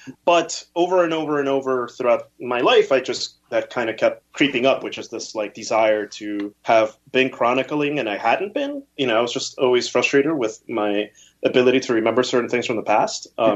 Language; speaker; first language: English; early bilingual, other home language; Spanish